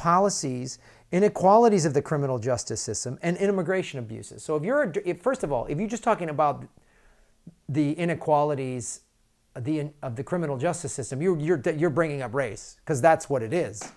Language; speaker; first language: English; native; English